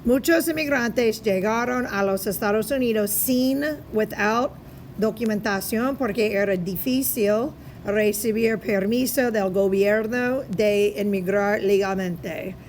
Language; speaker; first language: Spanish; non-native, fluent; English